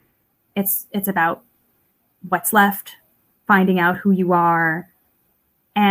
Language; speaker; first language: English; early bilingual, other home language; Russian